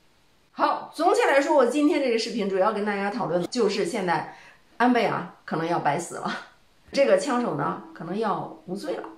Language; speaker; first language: Chinese; native; Chinese